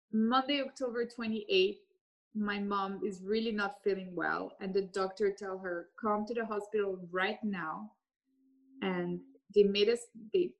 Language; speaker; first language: English; early bilingual, other home language; French